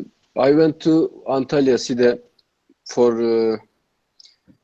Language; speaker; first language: English; non-native, learner; Turkish